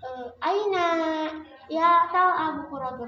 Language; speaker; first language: Arabic; non-native, learner; Indonesian